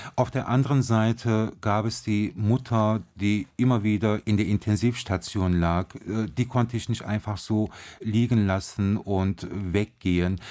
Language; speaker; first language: German; early bilingual, other home language; Turkish